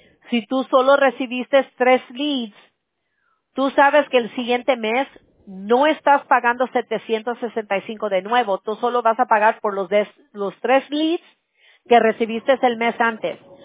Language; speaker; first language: Spanish; early bilingual, heritage; Spanish